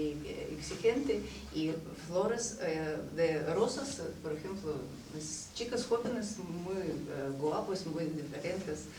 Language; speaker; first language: Spanish; non-native, fluent; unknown